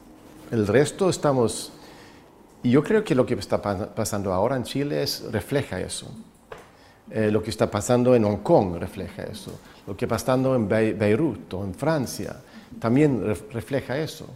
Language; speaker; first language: Spanish; non-native, fluent; Swedish